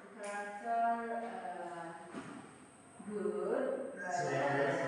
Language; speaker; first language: English; non-native, learner; Indonesian